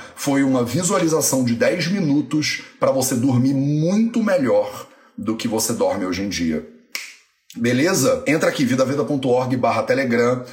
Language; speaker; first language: Portuguese; native; Portuguese